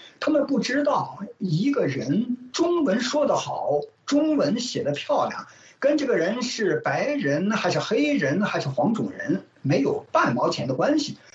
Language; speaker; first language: Chinese; native; Chinese